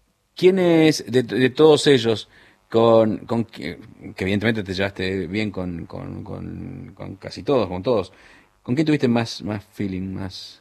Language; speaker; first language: Spanish; native; Spanish